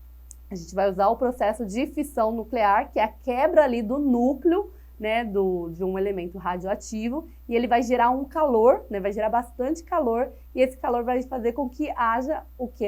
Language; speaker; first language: Portuguese; native; Portuguese